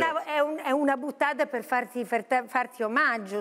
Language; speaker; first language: Italian; native; Italian